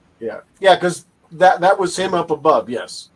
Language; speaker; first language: English; native; English